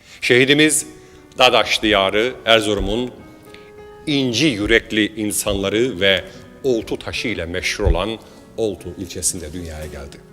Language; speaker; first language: Turkish; native; Turkish